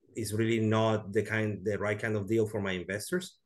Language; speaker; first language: English; non-native, fluent; Spanish